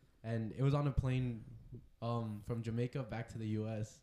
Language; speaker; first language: English; early bilingual, other home language; Spanish